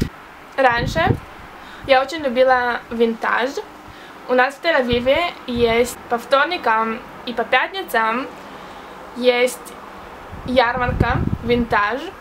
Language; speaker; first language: Russian; early bilingual, heritage; Russian